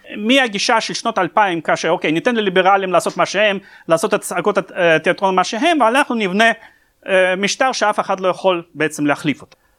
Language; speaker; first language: Hebrew; non-native, fluent; Russian